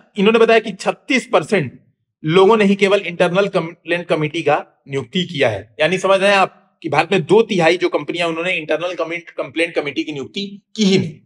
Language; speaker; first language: Hindi; native; Hindi